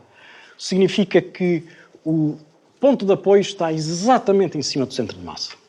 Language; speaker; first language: Portuguese; native; Portuguese